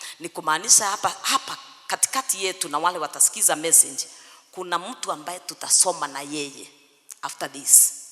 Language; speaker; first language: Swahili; non-native, local second language; Kikuyu